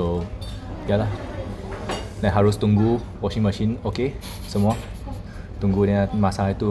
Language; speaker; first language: Indonesian; non-native, learner; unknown